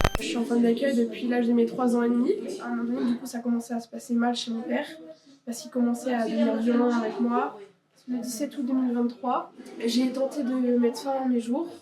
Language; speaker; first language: French; native; French